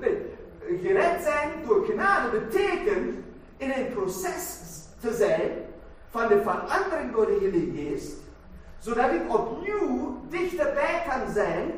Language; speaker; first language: Dutch; non-native, fluent; German